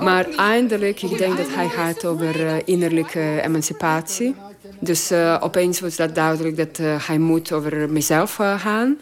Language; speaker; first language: Dutch; non-native, learner; Croatian